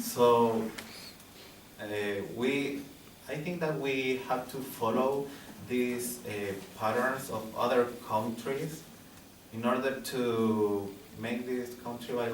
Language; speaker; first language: English; non-native, learner; Spanish